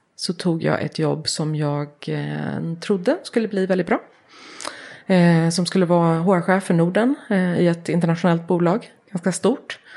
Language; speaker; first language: Swedish; early bilingual, heritage; Swedish